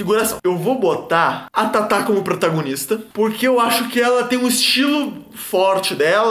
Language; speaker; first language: Portuguese; native; Portuguese